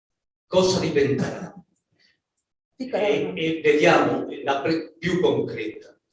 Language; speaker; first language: Italian; non-native, learner; Spanish